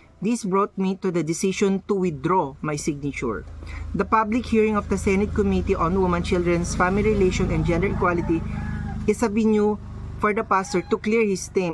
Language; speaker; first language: English; non-native, local second language; Filipino